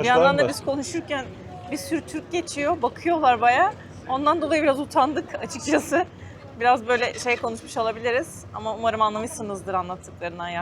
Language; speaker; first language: Turkish; native; Turkish